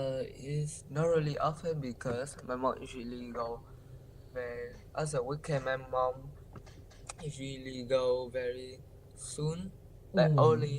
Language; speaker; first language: English; non-native, learner; Vietnamese